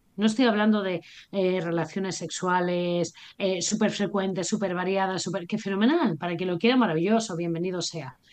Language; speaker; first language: Spanish; native; Spanish